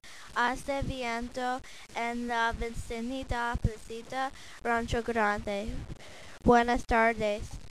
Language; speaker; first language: Spanish; non-native, learner; English